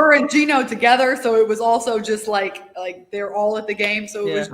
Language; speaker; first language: English; native; English